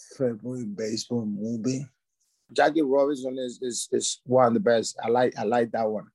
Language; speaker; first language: English; non-native, learner; Spanish